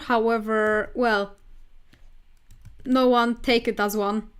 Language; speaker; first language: English; non-native, fluent; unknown